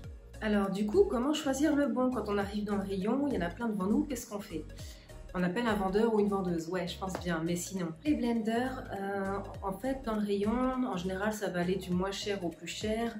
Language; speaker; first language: French; native; French